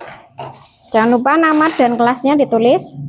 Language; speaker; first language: Indonesian; native; Indonesian